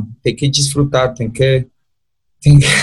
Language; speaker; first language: Portuguese; non-native, learner; Spanish